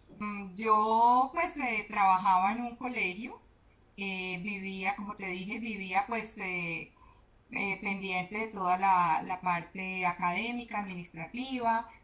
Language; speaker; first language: Spanish; native; Spanish